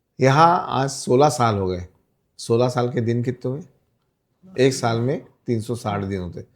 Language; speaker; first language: Hindi; non-native, local second language; Marathi